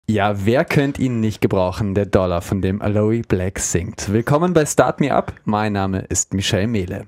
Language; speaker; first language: German; native; German